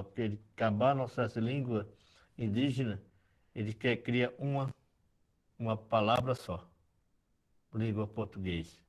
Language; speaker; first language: Portuguese; non-native, local second language; Yanomámi